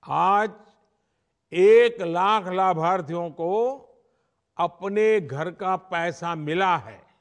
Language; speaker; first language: Hindi; non-native, local second language; Gujarati